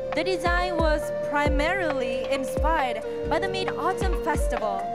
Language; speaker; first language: English; non-native, fluent; Vietnamese